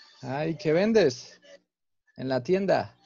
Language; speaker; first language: Spanish; native; Spanish